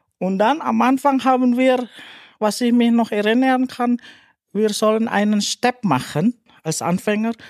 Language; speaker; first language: German; non-native, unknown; Indonesian